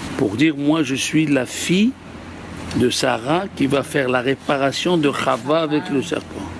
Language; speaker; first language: French; native; French